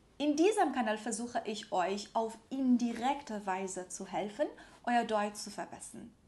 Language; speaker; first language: German; non-native, fluent; Persian